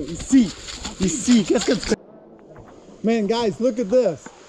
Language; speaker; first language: Spanish; non-native, fluent; French